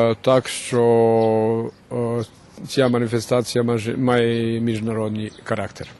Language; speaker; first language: Ukrainian; early bilingual, heritage; Ukrainian